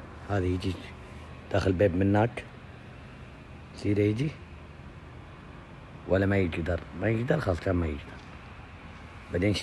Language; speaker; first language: Arabic; non-native, learner; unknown